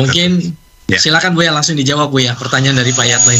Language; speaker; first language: Indonesian; native; Indonesian